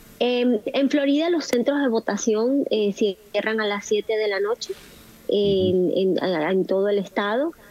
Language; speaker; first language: Spanish; native; Spanish